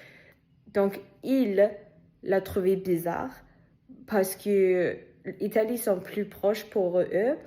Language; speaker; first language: French; non-native, fluent; Chinese